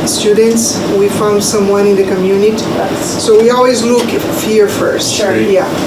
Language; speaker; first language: English; non-native, fluent; Portuguese